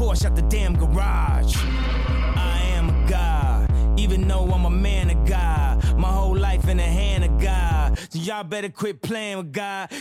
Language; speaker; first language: French; native; French